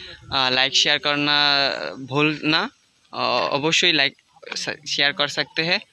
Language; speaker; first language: Hindi; non-native, learner; Bangla